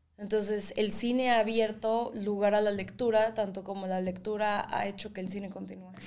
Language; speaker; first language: Spanish; native; Spanish